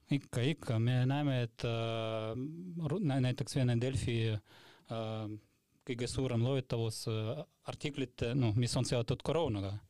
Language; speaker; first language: Estonian; non-native, local second language; Russian